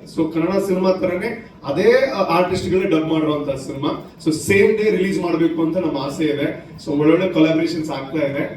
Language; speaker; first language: Kannada; non-native, local second language; Tulu